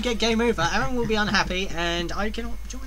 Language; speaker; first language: English; native; English